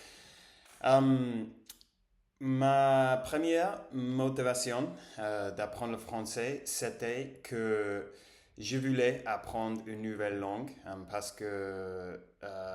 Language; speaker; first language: French; non-native, learner; English